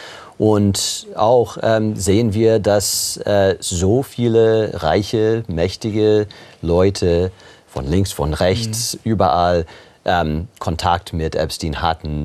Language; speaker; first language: German; non-native, fluent; English